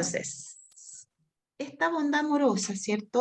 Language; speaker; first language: Spanish; native; Spanish